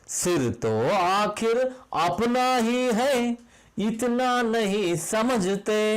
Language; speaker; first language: Hindi; non-native, local second language; Kannada